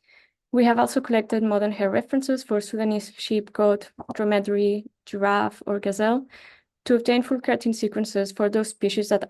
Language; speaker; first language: English; non-native, fluent; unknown